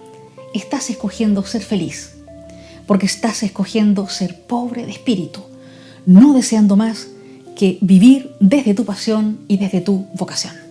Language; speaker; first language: Spanish; native; Spanish